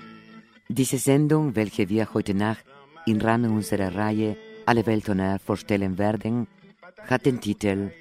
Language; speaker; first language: German; early bilingual, other home language; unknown